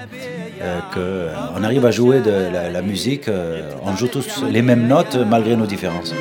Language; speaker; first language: French; non-native, local second language; Arabic